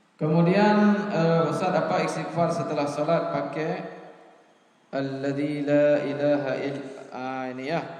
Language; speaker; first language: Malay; non-native, local second language; Achinese